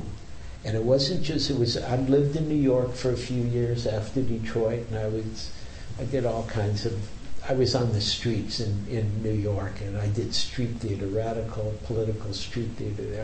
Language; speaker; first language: English; native; English